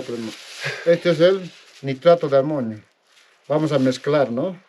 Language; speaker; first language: Spanish; native; Spanish